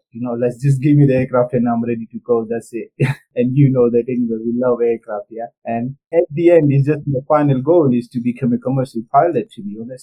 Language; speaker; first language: English; non-native, local second language; Gujarati